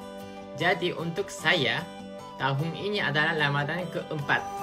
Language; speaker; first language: Indonesian; non-native, fluent; Japanese